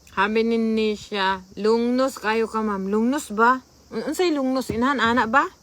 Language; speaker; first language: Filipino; non-native, local second language; Cebuano